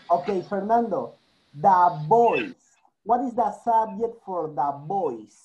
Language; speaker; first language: English; non-native, learner; Spanish